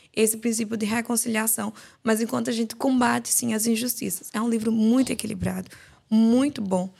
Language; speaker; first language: Portuguese; native; Portuguese